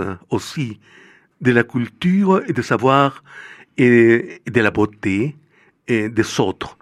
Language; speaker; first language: French; non-native, fluent; Spanish